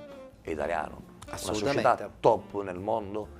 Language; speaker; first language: Italian; native; Italian